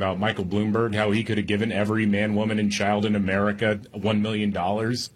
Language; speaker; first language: English; native; English